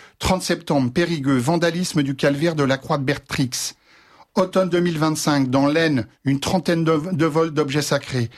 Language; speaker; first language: French; native; French